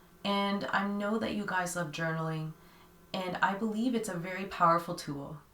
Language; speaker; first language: English; native; English